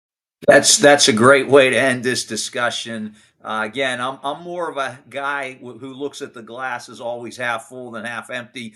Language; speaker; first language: English; native; English